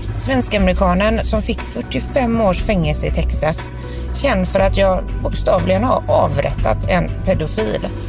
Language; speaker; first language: Swedish; native; Swedish